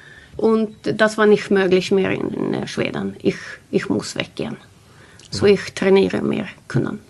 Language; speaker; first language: German; non-native, learner; Swedish